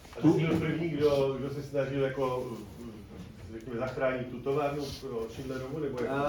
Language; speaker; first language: Czech; non-native, fluent; Spanish